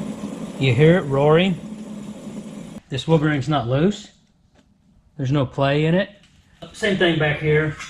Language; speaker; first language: English; native; English